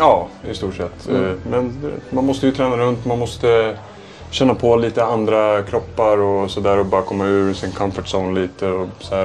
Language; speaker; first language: Swedish; native; Swedish